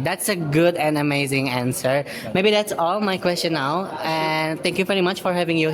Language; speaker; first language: English; non-native, learner; Indonesian